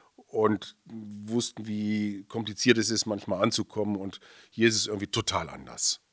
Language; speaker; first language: German; native; German